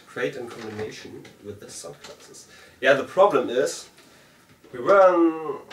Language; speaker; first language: English; non-native, fluent; German